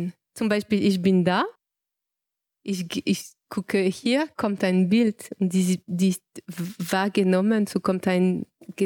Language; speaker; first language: German; non-native, fluent; French